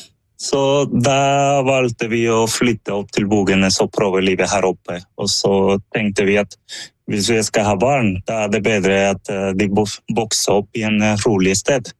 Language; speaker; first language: Norwegian; non-native, fluent; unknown